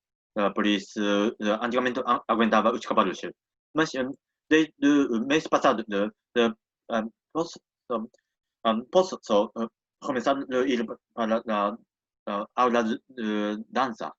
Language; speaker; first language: Portuguese; non-native, learner; Japanese